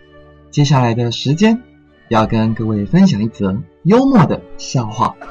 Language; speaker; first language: Chinese; native; Chinese